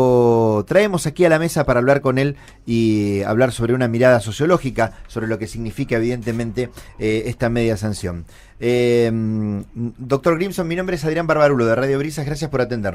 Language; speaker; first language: Spanish; native; Spanish